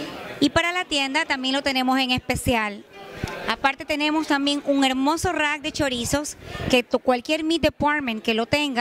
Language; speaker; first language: Spanish; native; Spanish